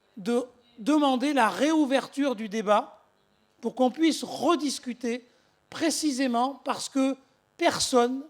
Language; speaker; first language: French; native; French